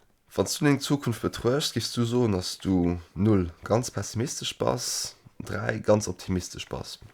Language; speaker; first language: German; non-native, local second language; Luxembourgish